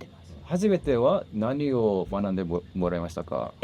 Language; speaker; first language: Japanese; non-native, learner; English